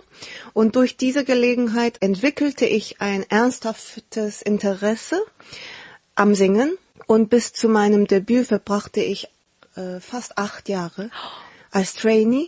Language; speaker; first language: German; early bilingual, heritage; Korean